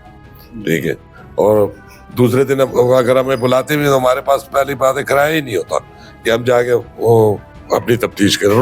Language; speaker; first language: Urdu; non-native, local second language; Pashto